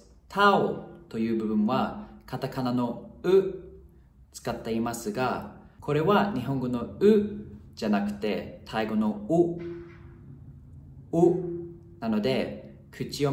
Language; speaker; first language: Japanese; non-native, fluent; Thai